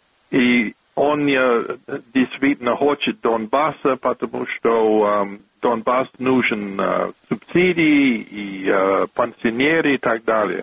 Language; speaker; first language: Russian; non-native, fluent; English